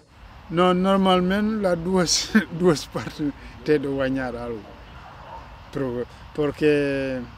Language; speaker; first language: Catalan; non-native, fluent; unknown